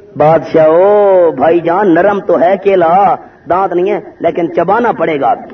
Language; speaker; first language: Urdu; native; Urdu